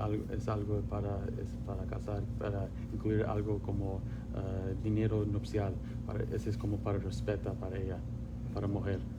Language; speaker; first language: Spanish; non-native, learner; Pashto